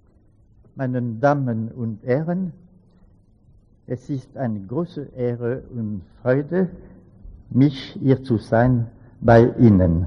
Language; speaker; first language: German; non-native, learner; French